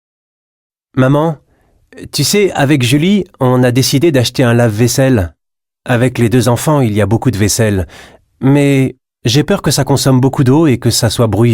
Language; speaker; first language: French; native; French